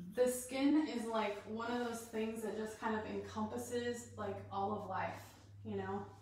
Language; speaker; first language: English; native; English